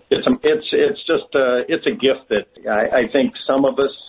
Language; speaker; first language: English; native; English